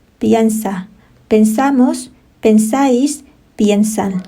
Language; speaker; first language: Spanish; non-native, fluent; Thai